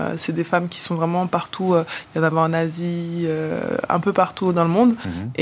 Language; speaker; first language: French; native; French